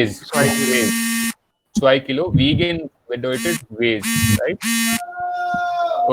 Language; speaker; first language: German; non-native, fluent; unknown